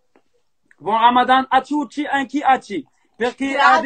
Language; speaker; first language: Italian; non-native, learner; Arabic